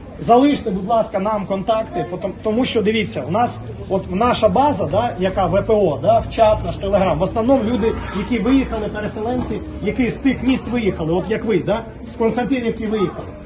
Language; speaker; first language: Ukrainian; non-native, local second language; Russian